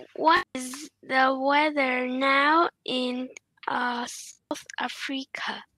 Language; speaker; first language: English; non-native, learner; Vietnamese